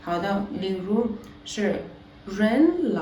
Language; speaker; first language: Chinese; non-native, learner; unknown